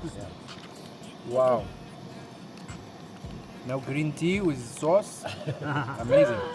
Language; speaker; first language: English; non-native, fluent; Arabic